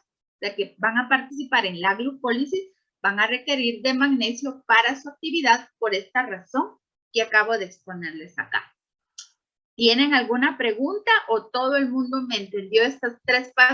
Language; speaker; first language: Spanish; native; Spanish